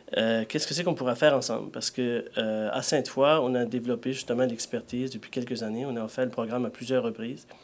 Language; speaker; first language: French; native; French